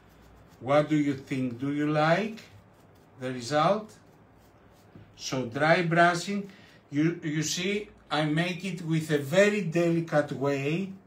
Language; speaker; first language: English; non-native, fluent; Greek